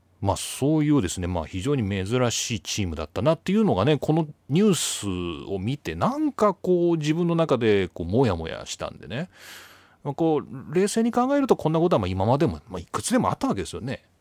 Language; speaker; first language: Japanese; native; Japanese